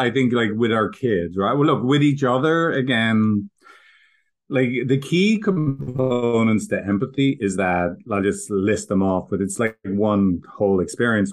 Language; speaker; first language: English; native; English